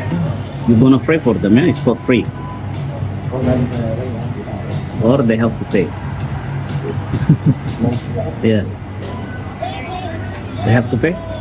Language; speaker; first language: English; non-native, local second language; Amharic